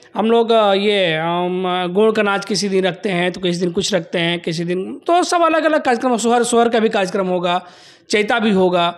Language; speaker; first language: Hindi; native; Hindi